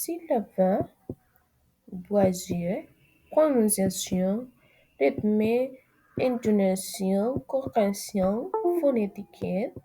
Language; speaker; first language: French; non-native, learner; Spanish